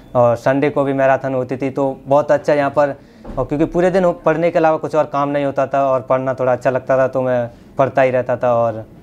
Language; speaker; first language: Hindi; native; Hindi